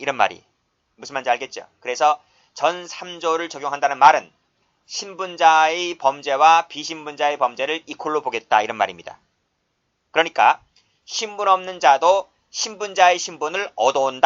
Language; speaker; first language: Korean; native; Korean